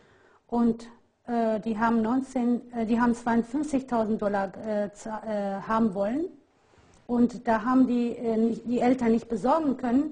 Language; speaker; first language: German; non-native, fluent; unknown